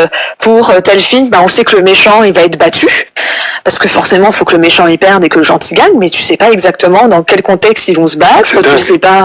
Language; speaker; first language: French; native; French